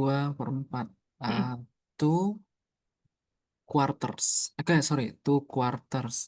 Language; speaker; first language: English; non-native, learner; Indonesian